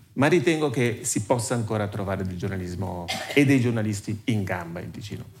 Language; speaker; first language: Italian; native; Italian